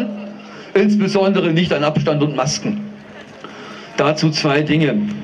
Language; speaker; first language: German; native; German